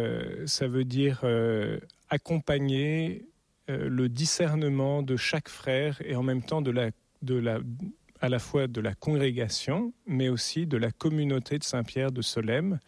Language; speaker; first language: French; native; French